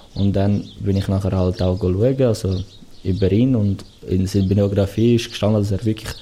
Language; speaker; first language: German; non-native, fluent; Portuguese